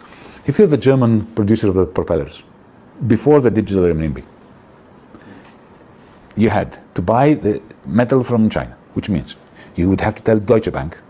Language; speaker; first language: English; non-native, fluent; Greek